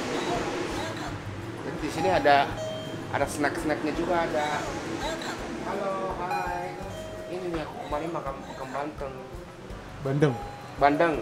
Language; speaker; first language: Indonesian; non-native, fluent; Japanese